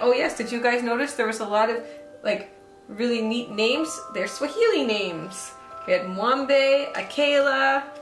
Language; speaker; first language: English; native; English